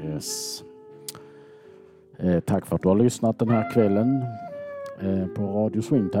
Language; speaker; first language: Swedish; native; Swedish